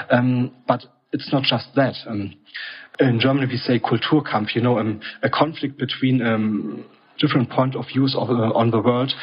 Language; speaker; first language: English; non-native, fluent; German